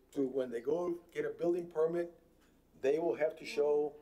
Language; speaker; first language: English; early bilingual, other home language; Spanish